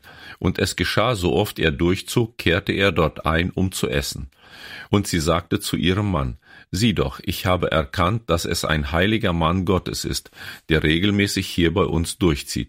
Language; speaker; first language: German; native; German